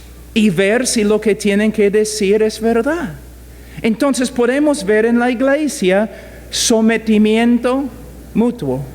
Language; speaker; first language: Spanish; non-native, fluent; English